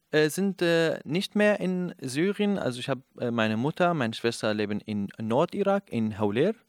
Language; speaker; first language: German; non-native, fluent; Kurdish